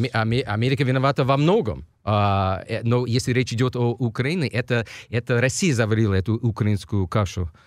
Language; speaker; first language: Russian; non-native, fluent; English